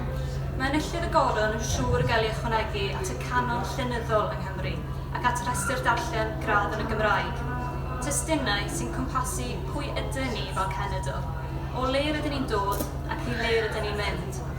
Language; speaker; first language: Welsh; native; Welsh